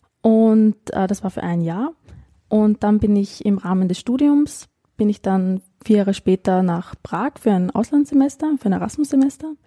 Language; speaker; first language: German; native; German